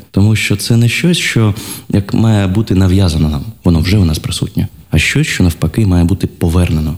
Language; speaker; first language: Ukrainian; non-native, local second language; Russian